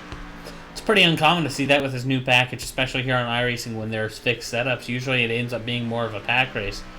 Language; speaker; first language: English; native; English